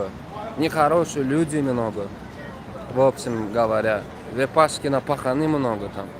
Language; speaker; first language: Russian; non-native, fluent; Turkmen